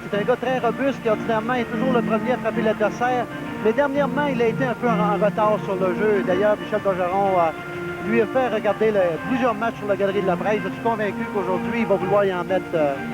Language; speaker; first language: French; native; French